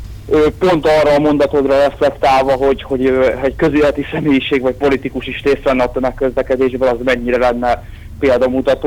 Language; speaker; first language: Hungarian; native; Hungarian